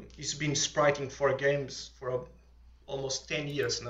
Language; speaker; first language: English; non-native, fluent; Portuguese